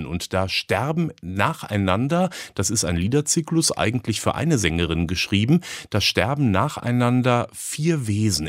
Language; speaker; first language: German; native; German